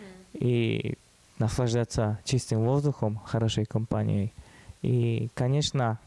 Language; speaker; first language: Russian; non-native, fluent; Slovak